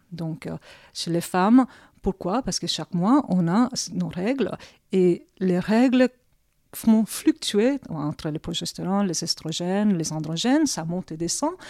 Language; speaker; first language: French; early bilingual, other home language; Korean